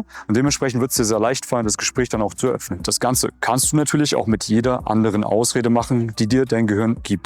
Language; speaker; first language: German; native; German